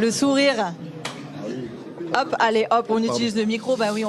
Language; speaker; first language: French; native; French